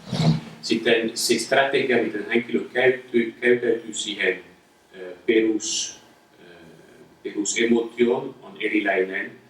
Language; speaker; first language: Finnish; non-native, fluent; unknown